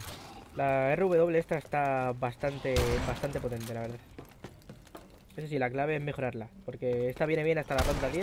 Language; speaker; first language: Spanish; native; Spanish